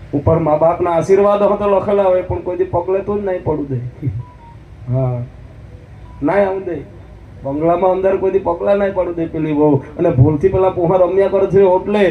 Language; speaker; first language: Gujarati; non-native, local second language; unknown